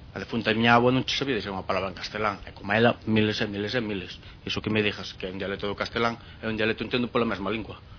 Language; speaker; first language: Galician; native; Galician